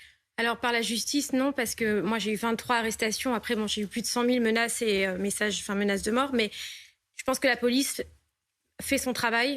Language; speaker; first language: French; native; French